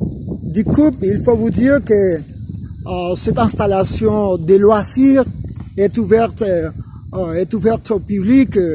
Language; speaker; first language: French; non-native, fluent; Spanish